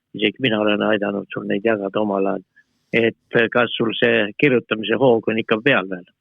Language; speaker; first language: Estonian; native; Estonian